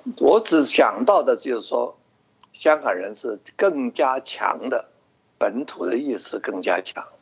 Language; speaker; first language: Chinese; non-native, local second language; Cantonese